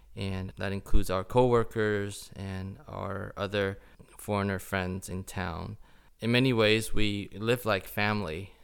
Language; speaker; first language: English; early bilingual, other home language; Chinese